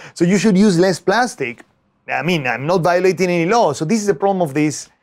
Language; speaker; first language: English; non-native, fluent; Spanish